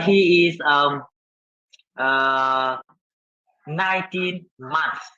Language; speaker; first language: English; non-native, learner; Vietnamese